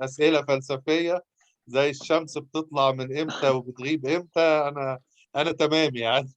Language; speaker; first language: Arabic; native; Arabic